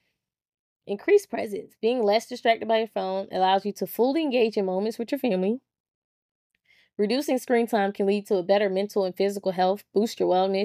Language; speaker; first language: English; native; English